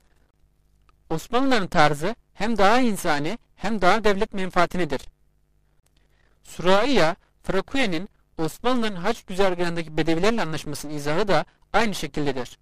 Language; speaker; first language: Turkish; native; Turkish